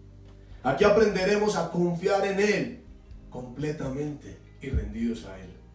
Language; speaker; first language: Spanish; native; Spanish